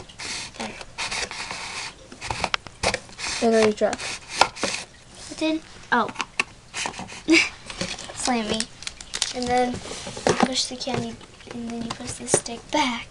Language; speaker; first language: English; native; English